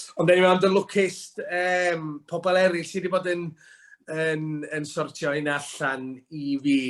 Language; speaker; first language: Welsh; native; Welsh